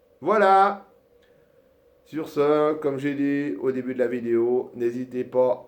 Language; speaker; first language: French; native; French